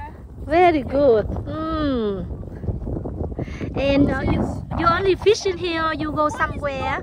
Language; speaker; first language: English; non-native, local second language; Vietnamese